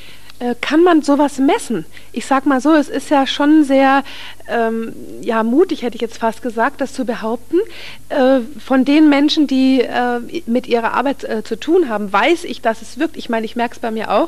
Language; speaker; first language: German; native; German